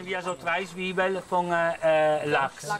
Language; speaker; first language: German; non-native, learner; Italian